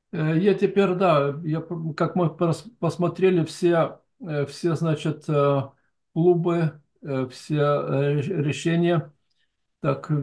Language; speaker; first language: Russian; non-native, fluent; Lithuanian